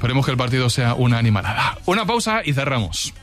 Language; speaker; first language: Spanish; native; Spanish